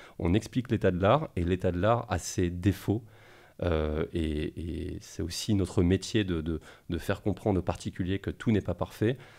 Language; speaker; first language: French; native; French